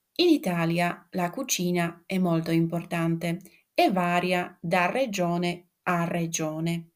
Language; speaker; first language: Italian; non-native, fluent; Slovak